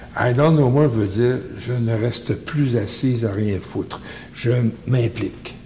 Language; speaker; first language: French; native; French